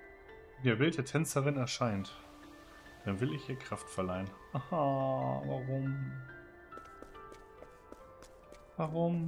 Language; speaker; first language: German; native; German